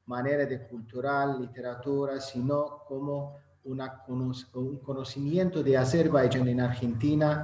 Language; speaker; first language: Spanish; non-native, learner; Azerbaijani